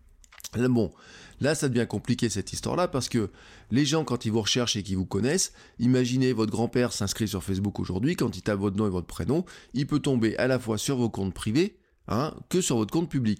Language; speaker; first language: French; native; French